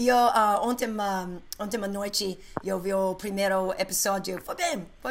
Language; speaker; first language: Portuguese; non-native, learner; English